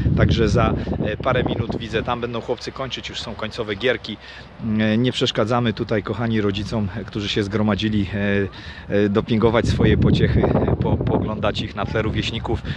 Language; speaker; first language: Polish; native; Polish